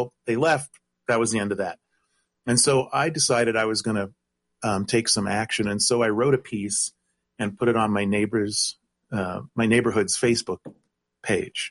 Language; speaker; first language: English; native; English